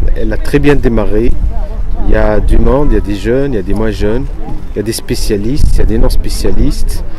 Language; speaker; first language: French; non-native, local second language; Arabic